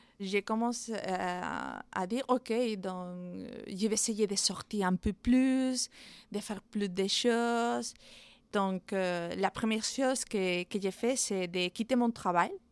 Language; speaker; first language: French; non-native, fluent; Spanish